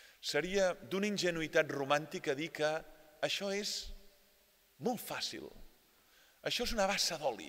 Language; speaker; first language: Catalan; native; Catalan